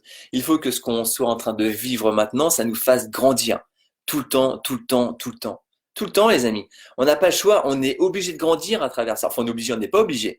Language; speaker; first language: French; native; French